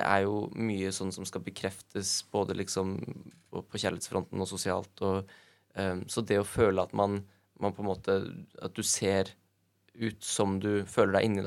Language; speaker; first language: Norwegian; native; Norwegian